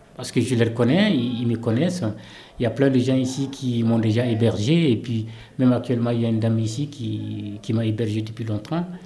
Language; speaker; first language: French; non-native, local second language; Bambara